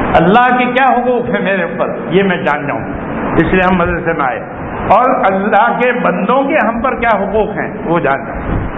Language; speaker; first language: Urdu; non-native, local second language; Gujarati